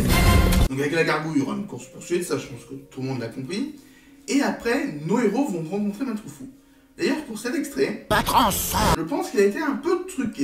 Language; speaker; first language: French; native; French